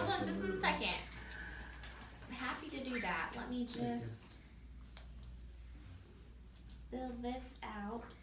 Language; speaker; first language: English; native; English